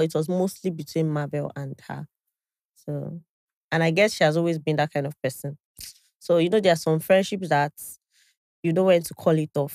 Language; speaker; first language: English; non-native, local second language; Igbo